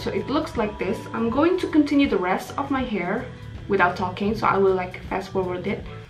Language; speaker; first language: English; non-native, fluent; Indonesian